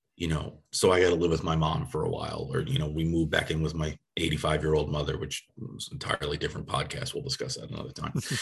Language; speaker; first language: English; native; English